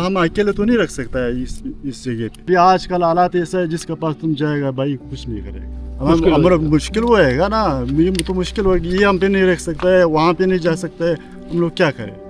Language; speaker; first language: Hindi; non-native, local second language; Pashto